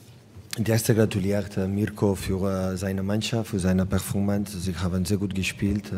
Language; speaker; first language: German; non-native, learner; Catalan